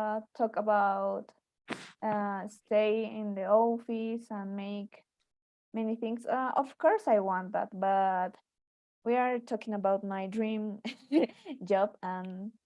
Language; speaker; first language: English; non-native, learner; Spanish